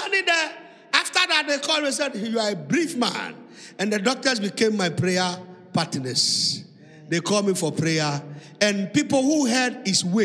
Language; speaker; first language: English; non-native, local second language; Ga